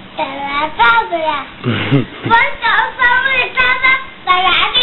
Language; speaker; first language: Spanish; native; Spanish